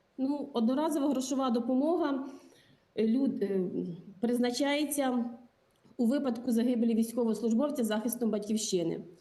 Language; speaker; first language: Ukrainian; native; Ukrainian